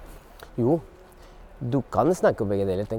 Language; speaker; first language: Norwegian; non-native, fluent; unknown